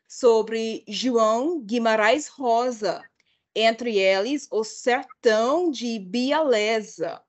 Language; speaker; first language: Portuguese; non-native, fluent; English